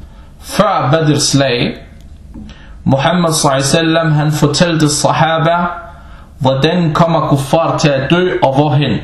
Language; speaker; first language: Danish; early bilingual, other home language; Arabic